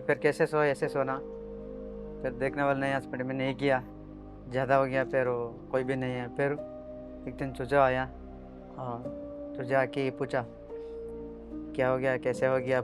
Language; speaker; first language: Hindi; non-native, local second language; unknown